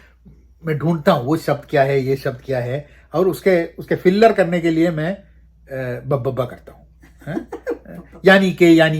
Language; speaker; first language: Hindi; non-native, local second language; Malayalam